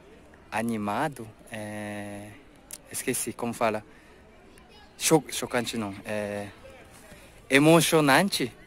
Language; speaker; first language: Portuguese; non-native, learner; Japanese